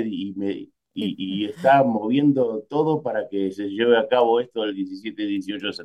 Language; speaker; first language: Spanish; native; Spanish